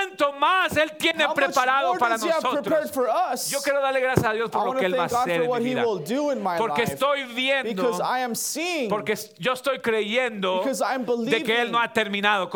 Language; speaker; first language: Spanish; native; Spanish